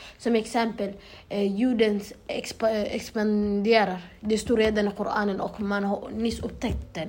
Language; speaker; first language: Swedish; early bilingual, other home language; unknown